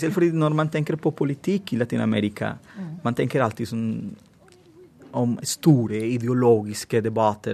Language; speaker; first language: Norwegian; non-native, fluent; Spanish